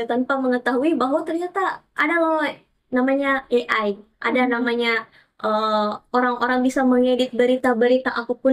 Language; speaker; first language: Indonesian; native; Indonesian